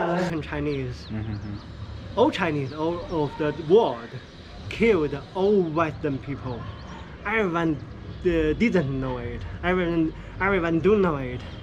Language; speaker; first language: English; non-native, learner; Chinese